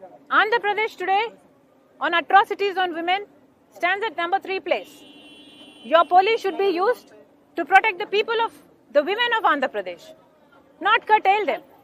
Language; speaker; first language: English; non-native, local second language; Telugu